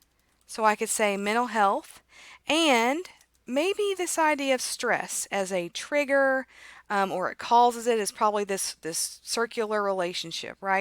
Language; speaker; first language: English; native; English